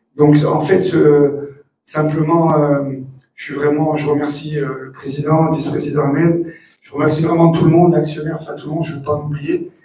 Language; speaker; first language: French; native; French